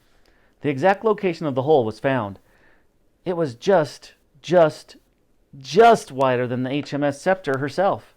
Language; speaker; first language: English; native; English